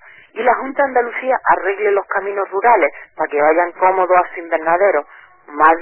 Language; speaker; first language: Spanish; native; Spanish